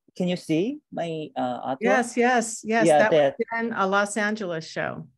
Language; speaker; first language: English; non-native, learner; Korean